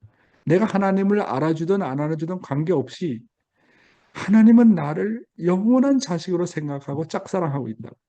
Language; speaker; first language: Korean; native; Korean